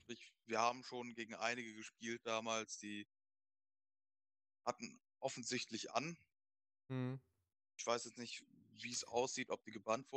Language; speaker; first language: German; native; German